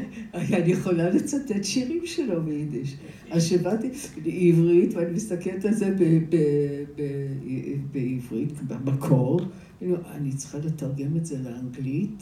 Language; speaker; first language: Hebrew; non-native, fluent; English